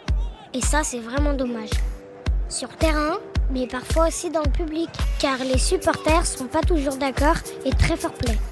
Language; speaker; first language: French; native; French